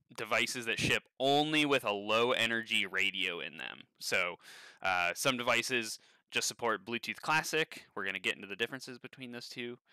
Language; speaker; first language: English; native; English